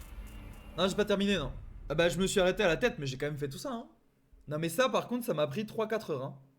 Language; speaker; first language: French; native; French